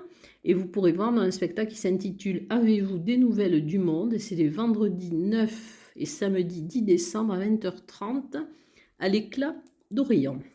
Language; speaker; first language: French; native; French